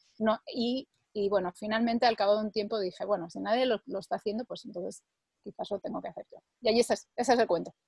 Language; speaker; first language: Spanish; early bilingual, other home language; English